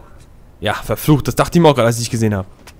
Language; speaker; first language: German; native; German